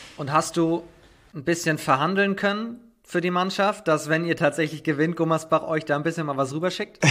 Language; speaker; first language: German; native; German